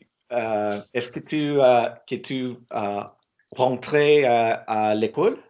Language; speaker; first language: French; non-native, learner; English